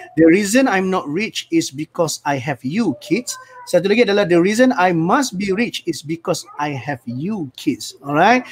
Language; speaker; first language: English; non-native, local second language; Malay